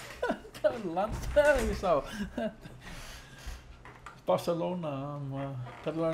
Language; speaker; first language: Icelandic; non-native, learner; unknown